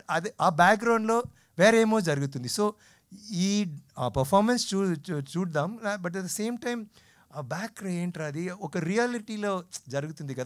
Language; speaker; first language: Telugu; non-native, learner; Tamil